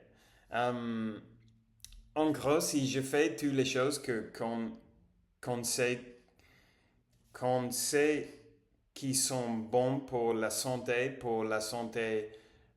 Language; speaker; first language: French; non-native, learner; English